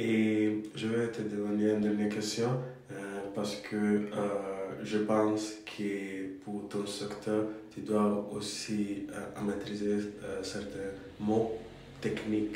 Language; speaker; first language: French; non-native, fluent; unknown